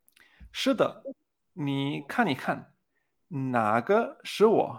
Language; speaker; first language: Chinese; non-native, learner; Spanish